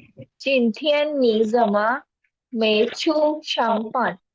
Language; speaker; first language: Chinese; non-native, learner; Urdu